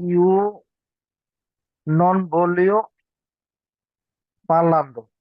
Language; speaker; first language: Italian; non-native, learner; Bangla